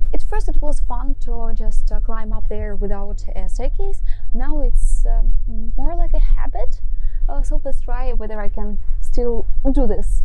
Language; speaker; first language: English; non-native, fluent; Russian